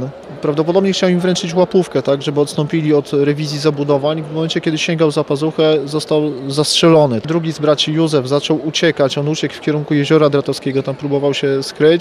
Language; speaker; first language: Polish; native; Polish